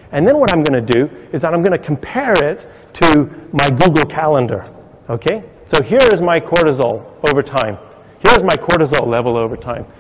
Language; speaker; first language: English; native; English